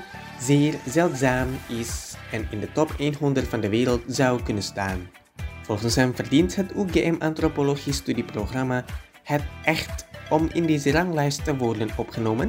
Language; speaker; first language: Dutch; non-native, fluent; Indonesian